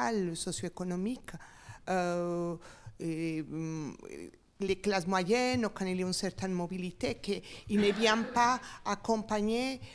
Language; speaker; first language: French; non-native, learner; Spanish